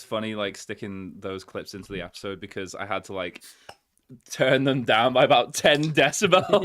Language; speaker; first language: English; native; English